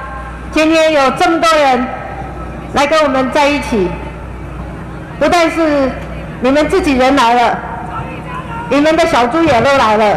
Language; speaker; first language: Chinese; native; Chinese